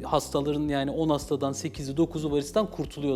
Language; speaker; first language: Turkish; native; Turkish